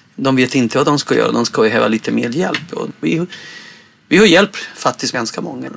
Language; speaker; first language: Swedish; non-native, fluent; Spanish